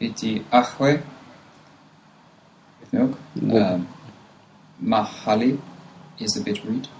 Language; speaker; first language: Arabic; non-native, learner; English